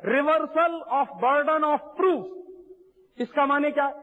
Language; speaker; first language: Hindi; native; Hindi